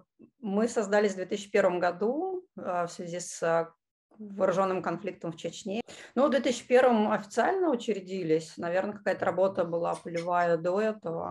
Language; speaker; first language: Russian; native; Russian